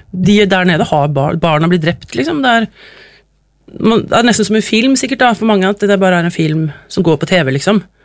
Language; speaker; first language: Norwegian; native; Norwegian